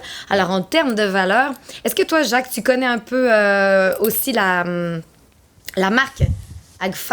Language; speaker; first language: French; native; French